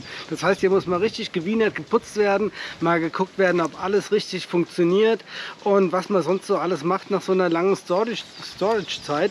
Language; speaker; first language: German; native; German